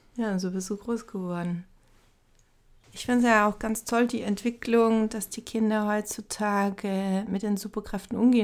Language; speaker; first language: German; native; German